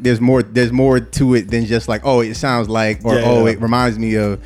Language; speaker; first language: English; native; English